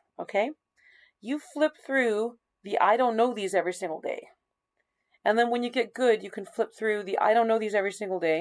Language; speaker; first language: English; native; English